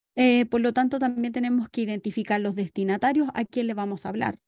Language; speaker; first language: Spanish; native; Spanish